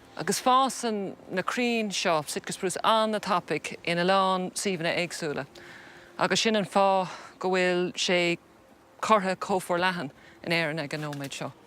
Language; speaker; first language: Irish; native; Irish